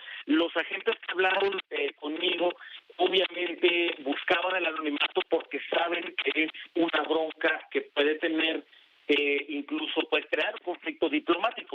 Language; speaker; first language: Spanish; native; Spanish